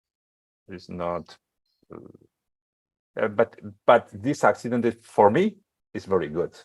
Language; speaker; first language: English; non-native, learner; Spanish